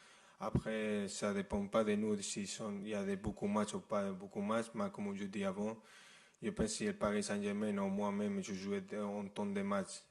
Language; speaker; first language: French; non-native, fluent; Spanish